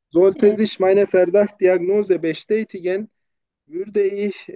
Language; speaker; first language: German; non-native, learner; Turkish